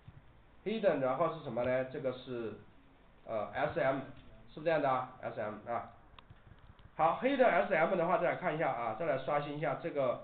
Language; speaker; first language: Chinese; native; Chinese